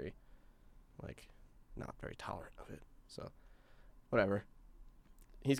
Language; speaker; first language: English; native; English